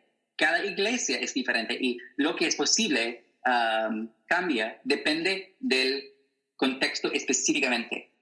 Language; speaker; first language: Spanish; non-native, learner; English